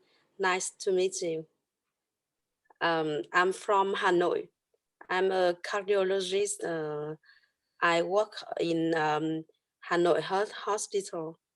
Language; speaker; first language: English; non-native, learner; Vietnamese